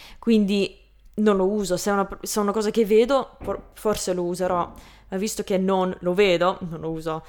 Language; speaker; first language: Italian; non-native, fluent; English